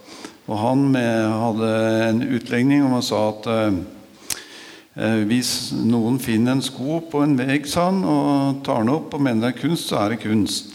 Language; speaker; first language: Norwegian; native; Norwegian